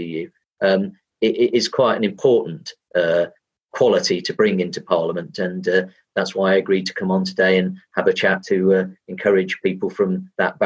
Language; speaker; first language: English; native; English